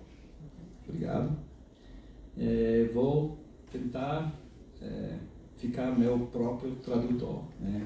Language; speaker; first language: Portuguese; non-native, fluent; English